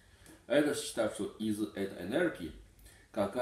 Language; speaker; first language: Russian; non-native, learner; Chinese